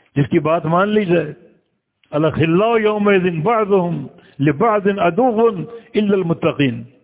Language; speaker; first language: Urdu; native; Urdu